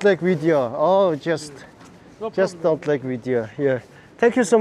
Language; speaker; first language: English; non-native, learner; Mongolian